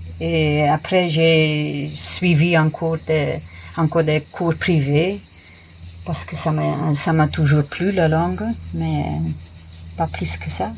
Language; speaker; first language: French; non-native, fluent; English